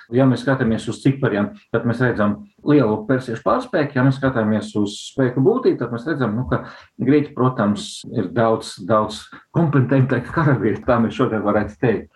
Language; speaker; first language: Latvian; non-native, local second language; Russian